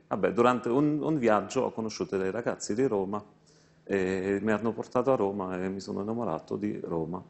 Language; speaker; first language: Italian; non-native, fluent; German